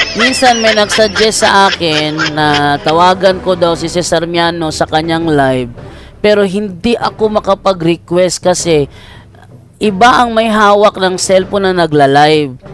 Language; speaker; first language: Filipino; non-native, local second language; Cebuano